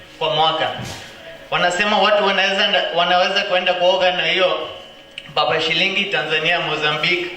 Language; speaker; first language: Swahili; non-native, local second language; Luo (Kenya and Tanzania)